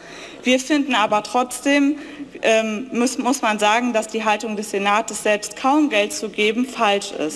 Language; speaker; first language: German; native; German